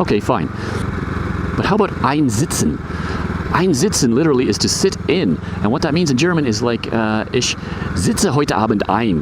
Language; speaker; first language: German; non-native, fluent; English